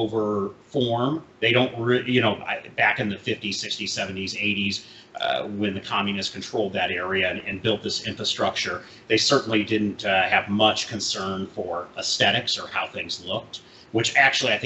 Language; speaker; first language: English; native; English